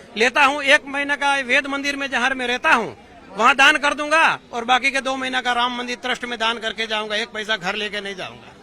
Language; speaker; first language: Hindi; non-native, local second language; Gujarati